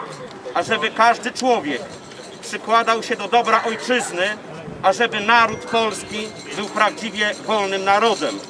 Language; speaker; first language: Polish; native; Polish